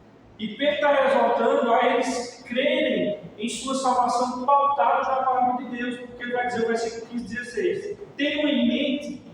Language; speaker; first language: Portuguese; native; Portuguese